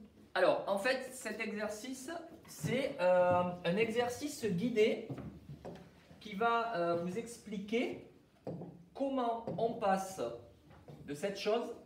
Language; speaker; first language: French; native; French